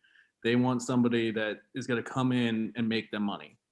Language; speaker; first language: English; native; English